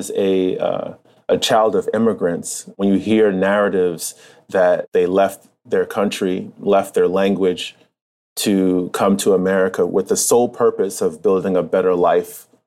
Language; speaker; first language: English; native; English